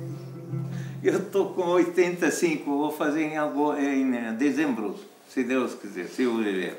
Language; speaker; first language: Portuguese; non-native, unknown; Arabic